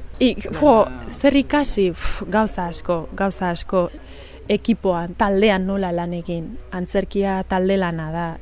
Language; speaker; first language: Basque; early bilingual, other home language; Sidamo